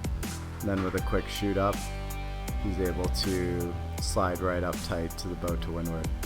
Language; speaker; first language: English; native; English